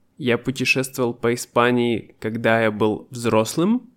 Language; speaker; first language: Russian; native; Russian